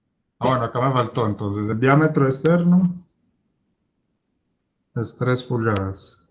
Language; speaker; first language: Spanish; native; Spanish